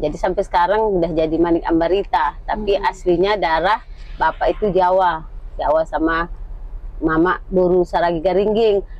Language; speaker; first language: Indonesian; native; Indonesian